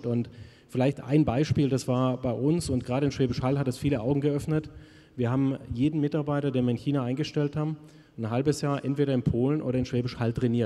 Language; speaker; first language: German; native; German